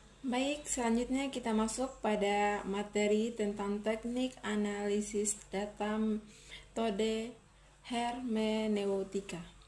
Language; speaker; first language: Indonesian; native; Indonesian